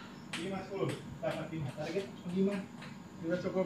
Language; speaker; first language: Indonesian; native; Indonesian